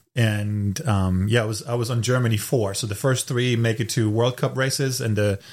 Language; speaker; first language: English; non-native, fluent; German